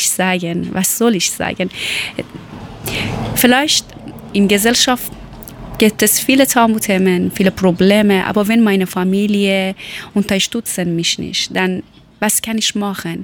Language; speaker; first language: German; non-native, learner; Persian